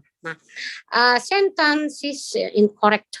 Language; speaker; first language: English; non-native, learner; Indonesian